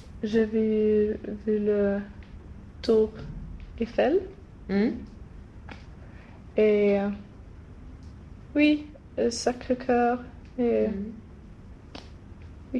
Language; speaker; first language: French; non-native, learner; Swedish